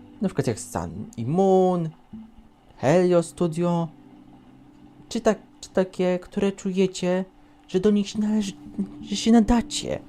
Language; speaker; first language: Polish; native; Polish